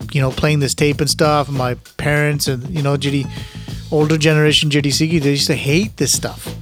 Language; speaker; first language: Punjabi; early bilingual, heritage; Punjabi